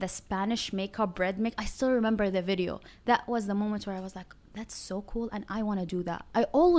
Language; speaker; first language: English; non-native, fluent; Arabic